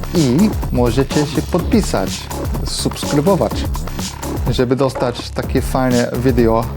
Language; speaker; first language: Polish; non-native, fluent; English